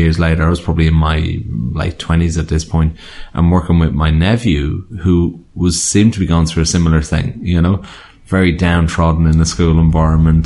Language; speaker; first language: English; native; English